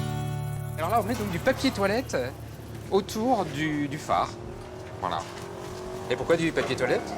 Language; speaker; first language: French; native; French